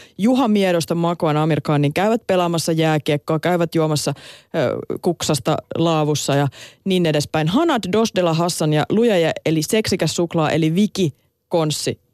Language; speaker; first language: Finnish; native; Finnish